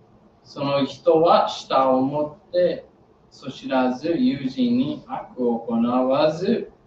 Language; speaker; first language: Japanese; non-native, learner; English